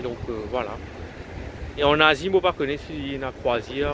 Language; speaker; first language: French; non-native, local second language; Morisyen